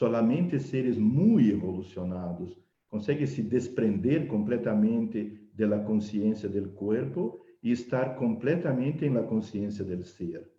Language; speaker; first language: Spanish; non-native, fluent; Portuguese